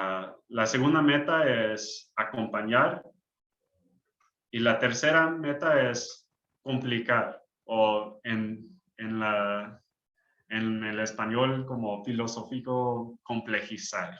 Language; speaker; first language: Spanish; early bilingual, heritage; English